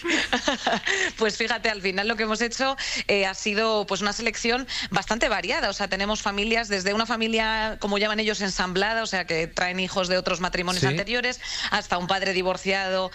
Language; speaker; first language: Spanish; native; Spanish